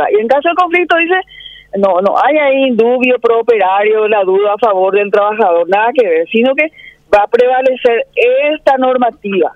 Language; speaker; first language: Spanish; native; Spanish